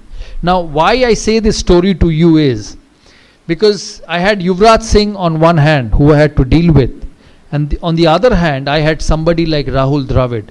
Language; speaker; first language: English; non-native, local second language; Bangla